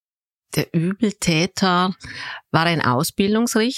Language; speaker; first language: German; early bilingual, other home language; Turkish